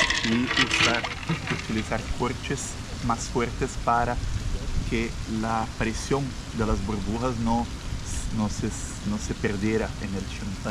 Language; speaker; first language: Spanish; non-native, fluent; Portuguese